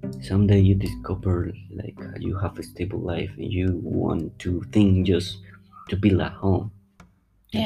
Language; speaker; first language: English; non-native, fluent; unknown